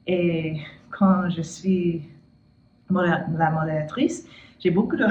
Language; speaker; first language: French; non-native, learner; English